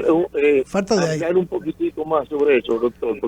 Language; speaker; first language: Spanish; native; Spanish